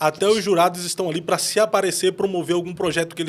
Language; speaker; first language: Portuguese; native; Portuguese